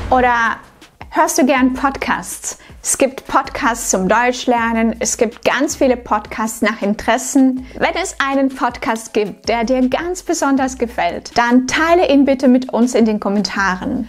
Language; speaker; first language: German; non-native, fluent; Russian